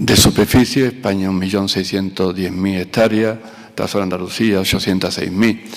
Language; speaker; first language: Spanish; native; Spanish